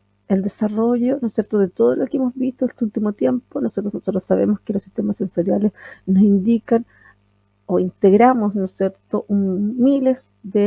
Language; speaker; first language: Spanish; native; Spanish